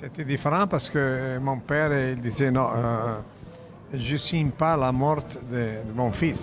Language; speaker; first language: French; non-native, fluent; Italian